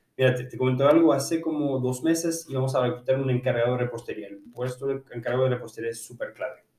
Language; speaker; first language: Spanish; non-native, fluent; French